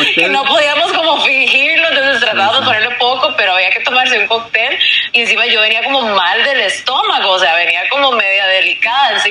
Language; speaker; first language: Spanish; early bilingual, heritage; Spanish